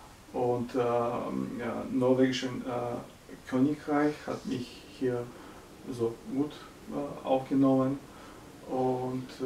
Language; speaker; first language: German; non-native, learner; Bulgarian